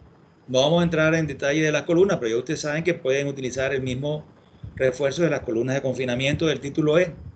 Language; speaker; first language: Spanish; native; Spanish